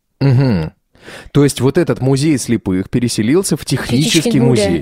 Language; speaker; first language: Russian; non-native, learner; Czech